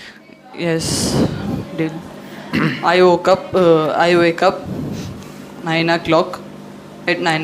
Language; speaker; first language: English; non-native, learner; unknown